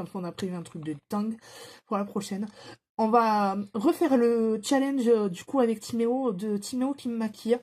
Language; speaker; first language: French; native; French